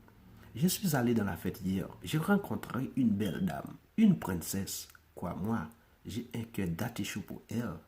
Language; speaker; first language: French; non-native, local second language; Haitian Creole